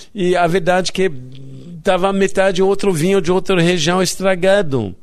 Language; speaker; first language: Portuguese; non-native, fluent; English